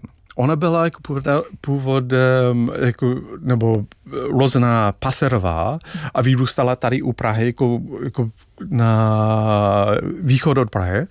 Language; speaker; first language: Czech; non-native, fluent; English